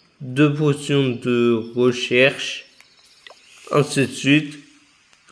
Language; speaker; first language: French; native; French